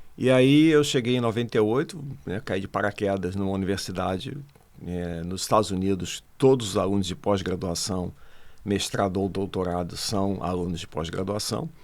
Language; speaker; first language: Portuguese; native; Portuguese